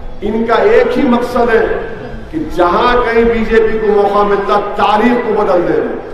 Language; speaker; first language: Urdu; native; Urdu